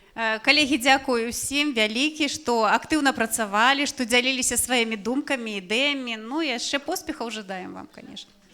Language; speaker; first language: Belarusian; non-native, local second language; Russian